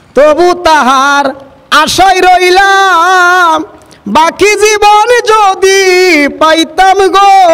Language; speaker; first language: Bangla; native; Bangla